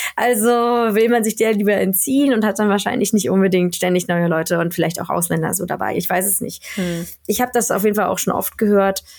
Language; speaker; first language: German; native; German